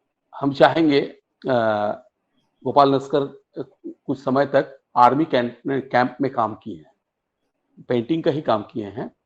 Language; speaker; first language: Hindi; native; Hindi